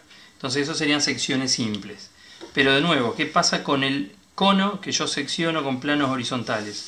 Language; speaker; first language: Spanish; native; Spanish